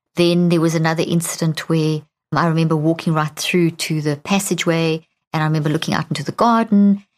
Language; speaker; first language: English; native; English